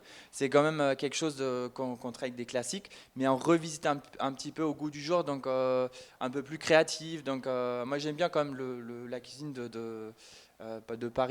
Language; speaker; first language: French; non-native, fluent; German